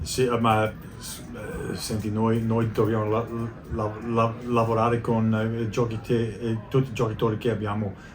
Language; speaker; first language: Italian; non-native, learner; English